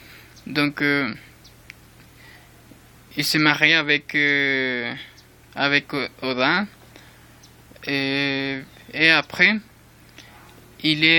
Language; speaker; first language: French; non-native, learner; Spanish